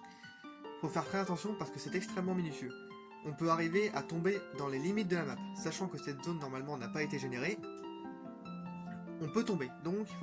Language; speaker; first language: French; native; French